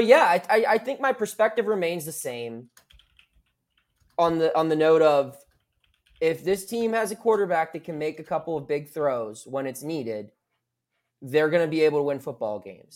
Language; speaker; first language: English; native; English